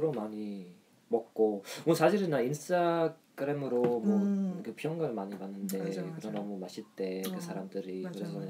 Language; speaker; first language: Korean; non-native, learner; German